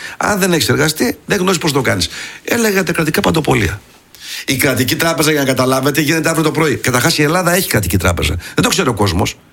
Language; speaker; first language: Greek; early bilingual, heritage; Greek